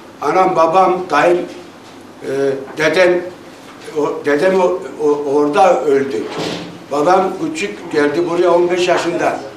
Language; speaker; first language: Turkish; early bilingual, heritage; Turkish